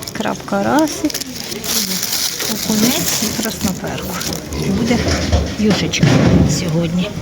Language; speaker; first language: Ukrainian; native; Ukrainian